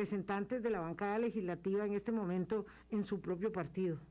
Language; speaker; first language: Spanish; native; Spanish